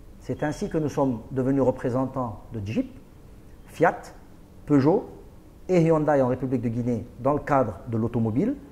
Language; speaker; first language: French; non-native, local second language; Arabic